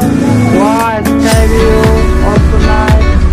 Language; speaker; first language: English; non-native, learner; Bangla